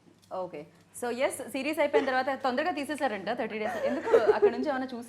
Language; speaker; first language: Telugu; native; Telugu